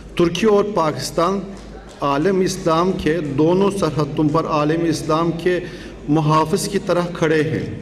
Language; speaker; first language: Urdu; non-native, fluent; Turkish